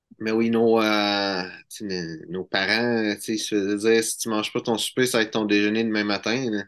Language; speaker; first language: French; native; French